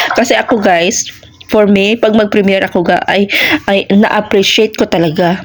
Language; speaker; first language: Filipino; non-native, local second language; Hiligaynon